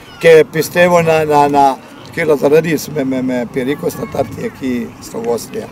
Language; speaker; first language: Greek; non-native, learner; Bosnian